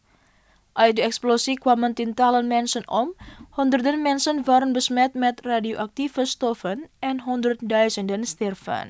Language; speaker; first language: Dutch; non-native, fluent; Indonesian